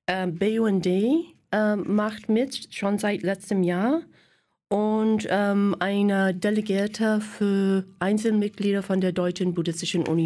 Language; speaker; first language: German; non-native, fluent; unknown